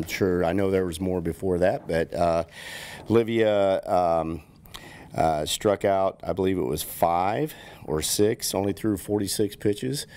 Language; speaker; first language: English; native; English